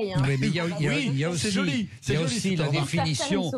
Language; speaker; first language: French; native; French